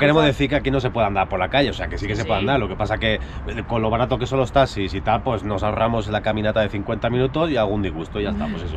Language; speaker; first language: Spanish; native; Spanish